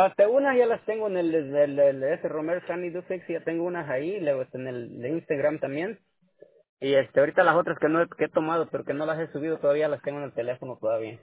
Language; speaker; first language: Spanish; native; Spanish